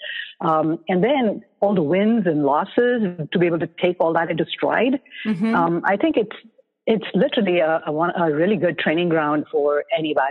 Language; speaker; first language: English; non-native, local second language; Bangla